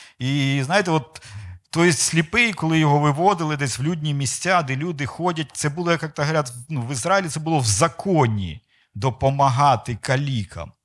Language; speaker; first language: Ukrainian; non-native, local second language; Russian